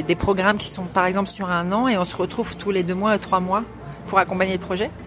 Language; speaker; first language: French; native; French